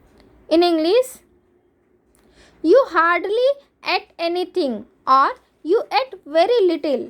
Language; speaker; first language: English; non-native, local second language; Hindi